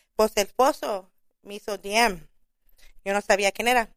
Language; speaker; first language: Spanish; early bilingual, other home language; English